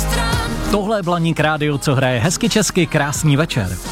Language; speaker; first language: Czech; native; Czech